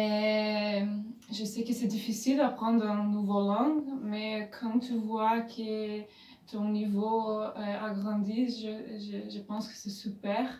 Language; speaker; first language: French; non-native, fluent; Portuguese